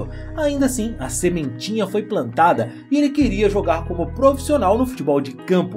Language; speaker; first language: Portuguese; native; Portuguese